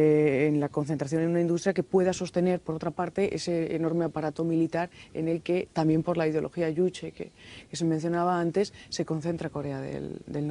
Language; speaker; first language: Spanish; native; Spanish